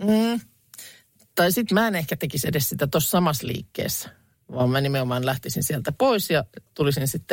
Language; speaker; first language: Finnish; native; Finnish